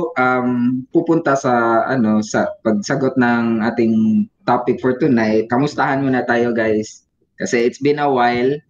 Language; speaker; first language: Filipino; non-native, local second language; Cebuano